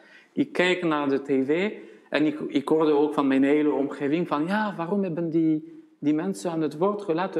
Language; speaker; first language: Dutch; non-native, fluent; French